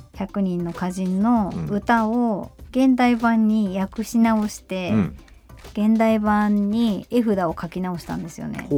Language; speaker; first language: Japanese; native; Japanese